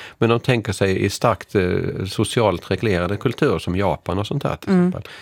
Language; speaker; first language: Swedish; native; Swedish